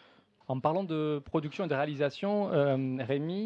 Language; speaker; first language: French; native; French